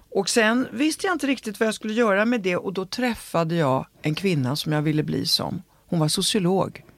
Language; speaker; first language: Swedish; early bilingual, other home language; Italian